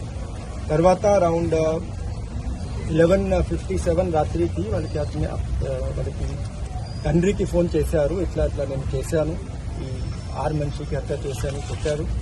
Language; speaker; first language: Telugu; non-native, local second language; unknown